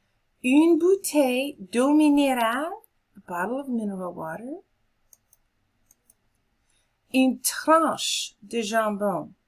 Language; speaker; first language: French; non-native, fluent; English